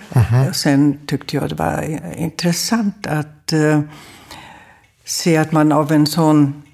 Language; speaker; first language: Swedish; non-native, fluent; German